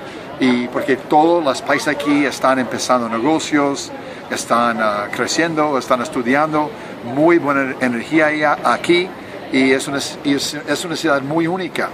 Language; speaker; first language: Spanish; non-native, learner; English